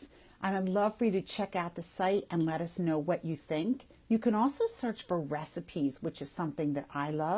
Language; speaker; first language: English; native; English